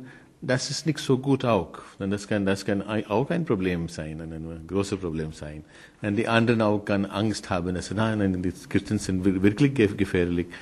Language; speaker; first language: German; non-native, learner; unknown